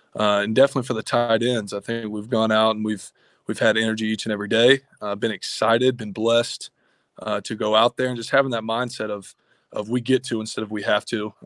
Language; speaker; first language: English; native; English